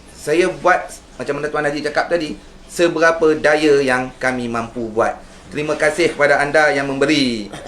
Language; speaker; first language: Malay; native; Malay